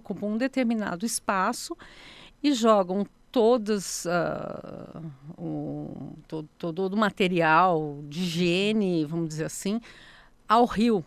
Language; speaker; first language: Portuguese; native; Portuguese